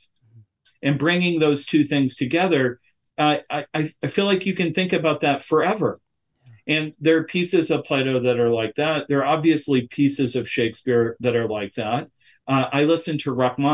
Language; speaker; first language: English; native; English